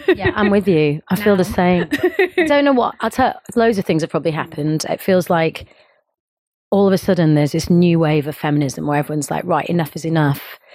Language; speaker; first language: English; native; English